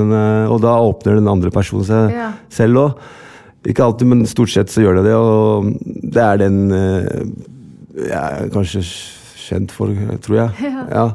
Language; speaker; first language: Norwegian; non-native, fluent; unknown